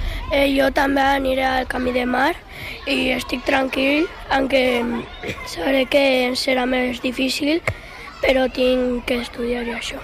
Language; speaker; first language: Catalan; non-native, local second language; Spanish